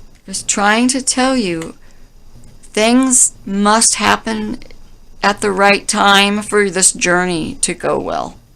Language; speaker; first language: English; native; English